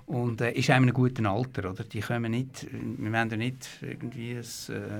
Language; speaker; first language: German; native; German